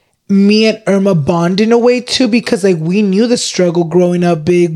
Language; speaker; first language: English; early bilingual, other home language; Spanish